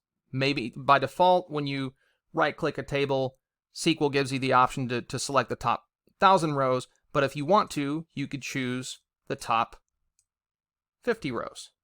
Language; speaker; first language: English; native; English